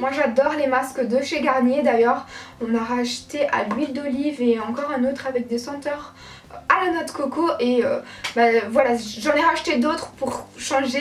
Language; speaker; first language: French; native; French